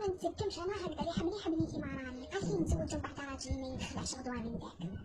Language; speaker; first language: Arabic; native; Arabic